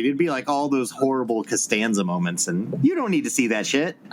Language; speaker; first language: English; native; English